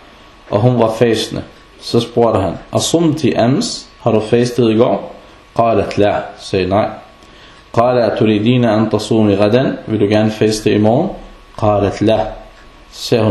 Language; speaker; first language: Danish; non-native, fluent; Arabic